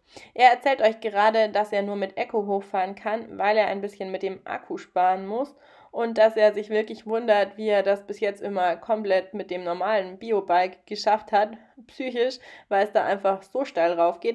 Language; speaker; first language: German; native; German